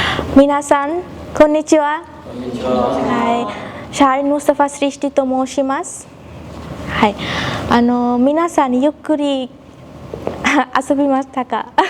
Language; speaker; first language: Japanese; non-native, fluent; Bangla